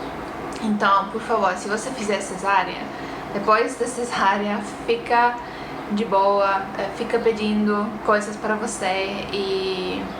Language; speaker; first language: Portuguese; non-native, fluent; Estonian